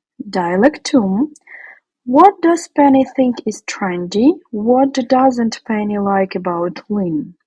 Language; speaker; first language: English; non-native, fluent; Ukrainian